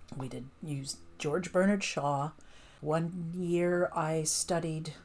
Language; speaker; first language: English; native; English